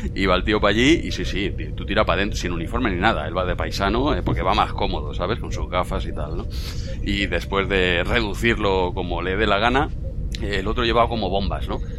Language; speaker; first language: Spanish; native; Spanish